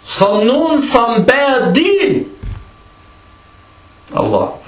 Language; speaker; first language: Danish; early bilingual, other home language; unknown